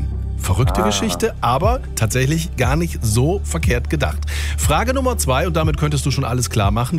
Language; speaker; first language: German; native; German